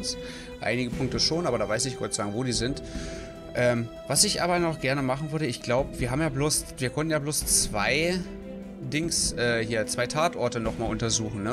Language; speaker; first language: German; native; German